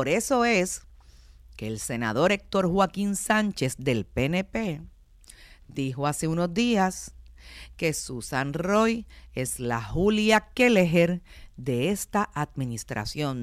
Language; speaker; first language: Spanish; native; Spanish